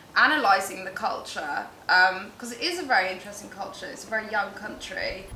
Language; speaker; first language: English; native; English